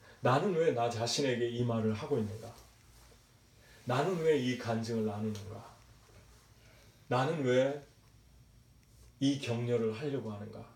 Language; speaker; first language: Korean; native; Korean